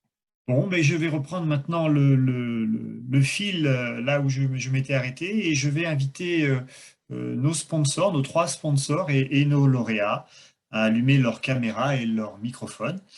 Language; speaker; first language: French; native; French